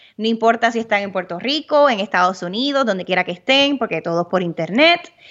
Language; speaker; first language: Spanish; early bilingual, heritage; Spanish